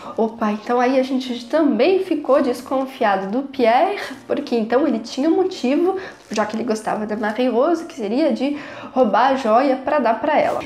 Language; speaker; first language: Portuguese; native; Portuguese